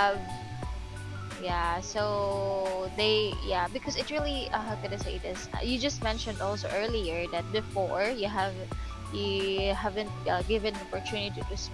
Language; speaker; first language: English; non-native, local second language; Filipino